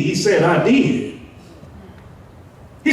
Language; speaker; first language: English; native; English